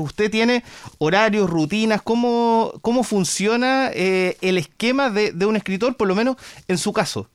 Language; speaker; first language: Spanish; native; Spanish